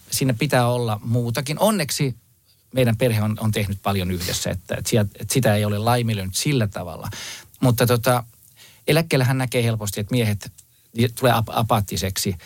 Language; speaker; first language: Finnish; native; Finnish